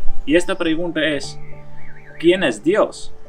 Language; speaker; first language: Spanish; non-native, fluent; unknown